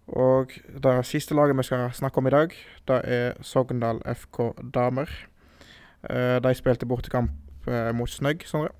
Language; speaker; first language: Norwegian; native; Norwegian